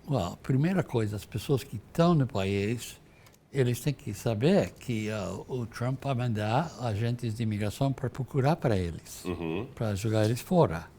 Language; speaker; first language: Portuguese; non-native, fluent; English